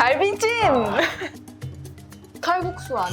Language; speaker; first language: Korean; non-native, fluent; Chinese